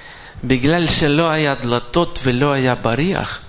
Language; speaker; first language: Hebrew; non-native, fluent; Russian